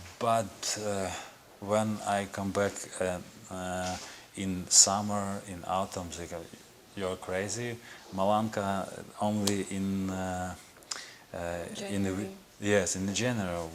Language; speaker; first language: English; non-native, learner; Ukrainian